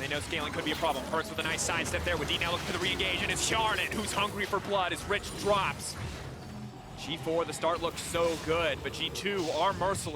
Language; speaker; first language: English; native; English